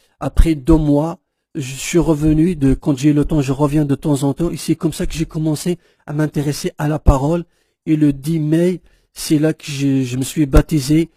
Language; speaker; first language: French; non-native, local second language; Kabyle